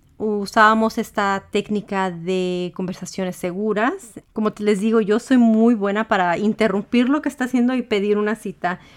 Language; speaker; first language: Spanish; early bilingual, heritage; Spanish